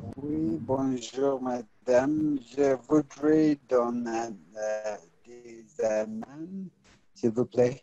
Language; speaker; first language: French; non-native, learner; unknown